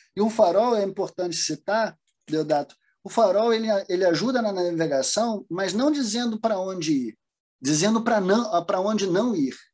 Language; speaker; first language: Portuguese; early bilingual, other home language; German